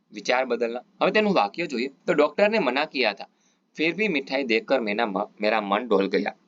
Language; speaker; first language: Hindi; non-native, local second language; Gujarati